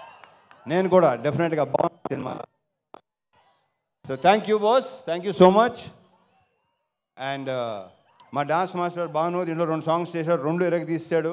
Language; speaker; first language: Telugu; native; Telugu